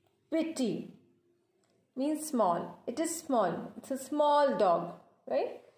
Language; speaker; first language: English; non-native, local second language; Punjabi